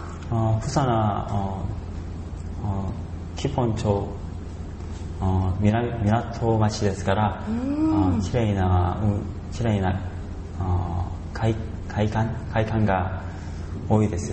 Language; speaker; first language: Japanese; non-native, learner; Korean